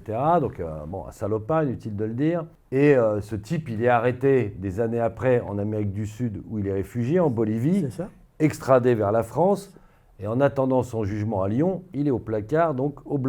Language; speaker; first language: French; native; French